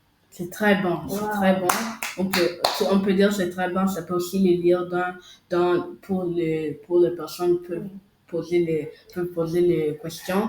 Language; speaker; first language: French; non-native, local second language; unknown